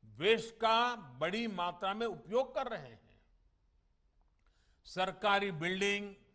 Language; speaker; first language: Hindi; non-native, local second language; Gujarati